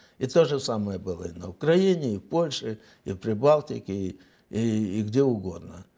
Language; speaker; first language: Russian; native; Russian